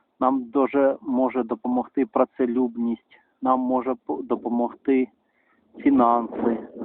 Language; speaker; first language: Ukrainian; non-native, local second language; Russian